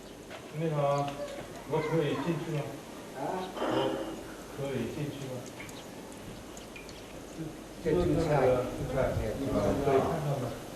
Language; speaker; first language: Chinese; non-native, learner; Korean